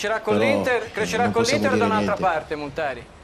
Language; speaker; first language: Italian; native; Italian